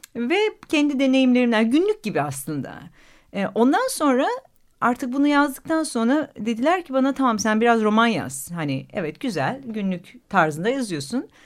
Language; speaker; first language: Turkish; native; Turkish